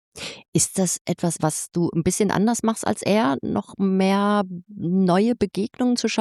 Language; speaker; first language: German; native; German